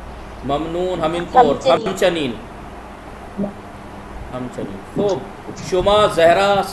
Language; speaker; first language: Persian; non-native, fluent; Urdu